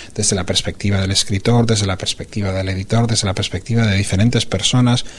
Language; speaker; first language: Spanish; native; Spanish